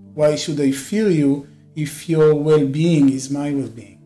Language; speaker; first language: English; non-native, fluent; Hebrew